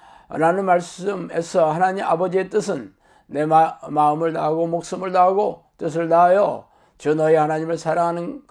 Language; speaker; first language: Korean; native; Korean